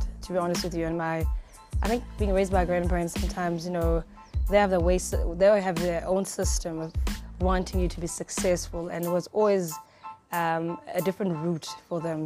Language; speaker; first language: English; non-native, local second language; Zulu